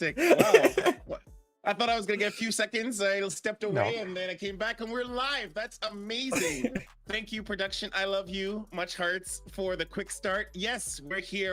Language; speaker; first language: English; native; English